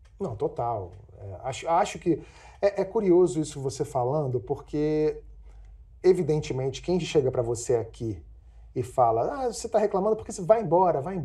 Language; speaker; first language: Portuguese; native; Portuguese